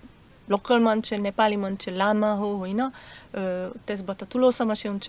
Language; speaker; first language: Nepali; non-native, fluent; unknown